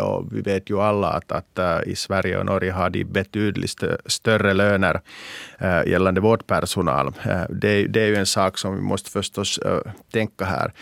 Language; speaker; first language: Swedish; non-native, local second language; Finnish